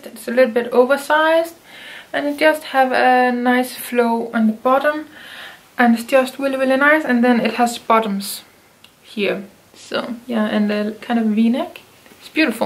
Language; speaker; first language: English; non-native, fluent; Danish